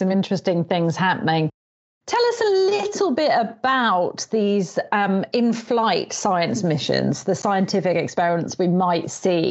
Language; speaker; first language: English; native; English